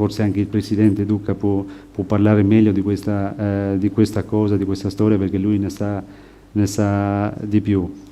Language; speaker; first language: Italian; non-native, fluent; Albanian